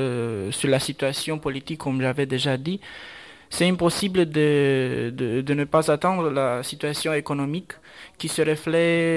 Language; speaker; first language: French; non-native, fluent; Romanian